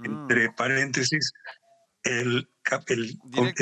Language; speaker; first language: Spanish; native; Spanish